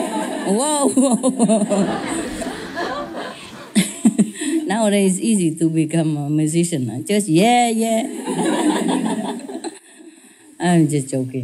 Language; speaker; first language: English; non-native, fluent; Vietnamese